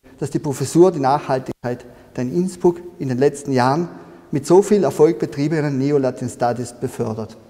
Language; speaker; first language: German; native; German